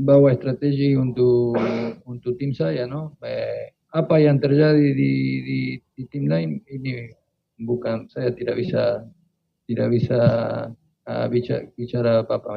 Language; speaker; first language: Indonesian; non-native, fluent; Spanish